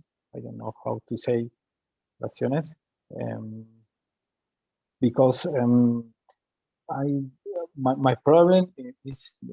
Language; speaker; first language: English; non-native, learner; Spanish